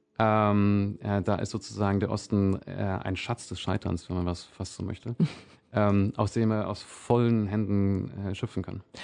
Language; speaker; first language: German; native; German